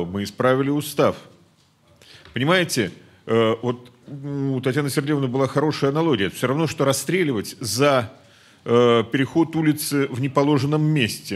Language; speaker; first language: Russian; native; Russian